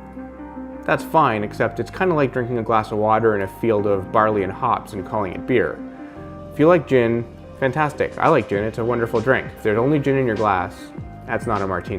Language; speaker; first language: English; native; English